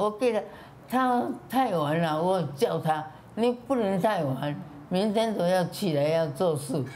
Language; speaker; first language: Chinese; non-native, local second language; Min Nan Chinese